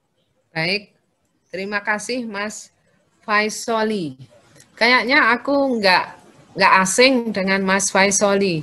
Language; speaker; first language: Indonesian; native; Indonesian